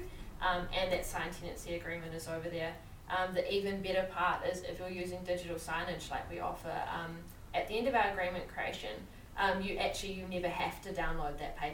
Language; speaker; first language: English; native; English